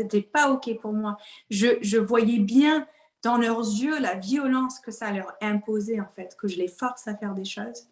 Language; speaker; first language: French; native; French